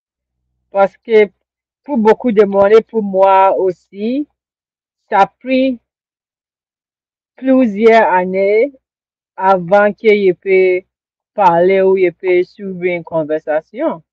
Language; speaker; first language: French; non-native, learner; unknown